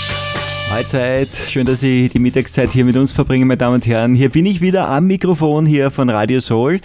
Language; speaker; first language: German; native; German